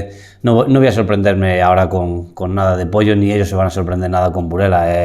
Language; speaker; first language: Spanish; native; Spanish